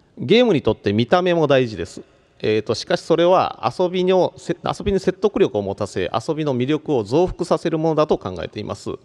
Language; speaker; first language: Japanese; native; Japanese